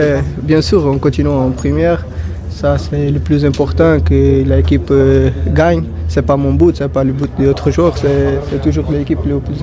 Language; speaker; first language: French; non-native, fluent; Portuguese